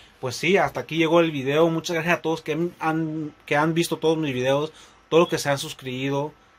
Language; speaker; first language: Spanish; early bilingual, heritage; Spanish